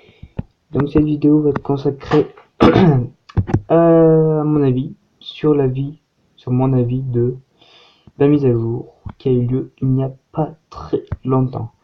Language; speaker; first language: French; native; French